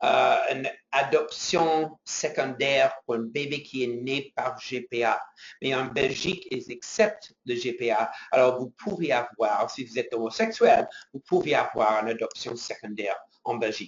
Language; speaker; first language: French; non-native, fluent; English